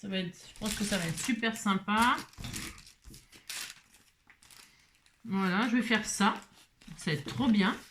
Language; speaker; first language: French; native; French